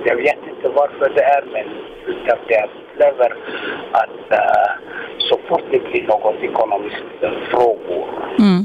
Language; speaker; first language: Swedish; non-native, fluent; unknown